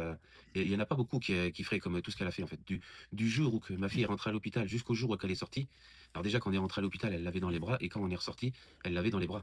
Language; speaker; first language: French; native; French